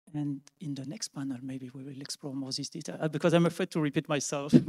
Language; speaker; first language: English; non-native, fluent; French